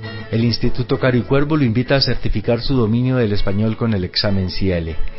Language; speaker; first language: Spanish; native; Spanish